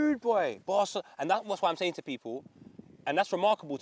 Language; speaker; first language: English; native; English